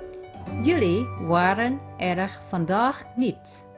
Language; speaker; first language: Dutch; non-native, fluent; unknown